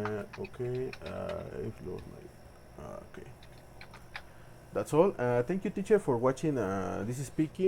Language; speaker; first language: English; non-native, learner; Spanish